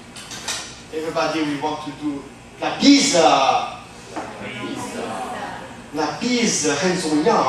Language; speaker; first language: English; non-native, fluent; French